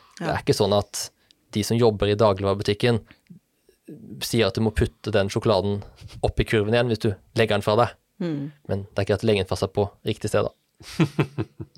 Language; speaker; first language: Norwegian; native; Norwegian